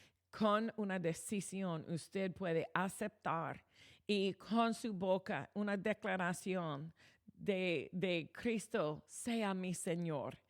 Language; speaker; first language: Spanish; non-native, fluent; English